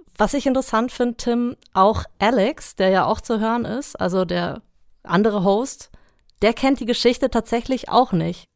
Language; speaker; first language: German; native; German